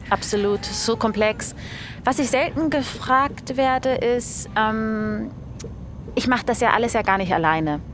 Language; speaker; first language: German; early bilingual, other home language; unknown